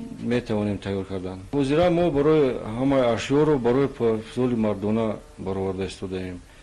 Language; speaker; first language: Tajik; non-native, local second language; Shughni